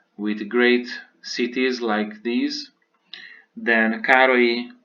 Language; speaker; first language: English; non-native, fluent; Hungarian